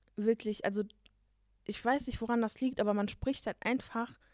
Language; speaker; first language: German; native; German